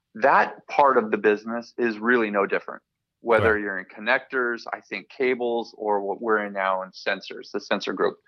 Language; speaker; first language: English; native; English